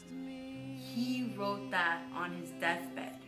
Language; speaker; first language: English; native; English